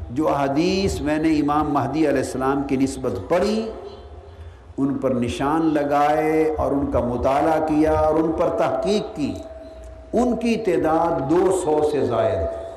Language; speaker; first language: Urdu; non-native, local second language; Punjabi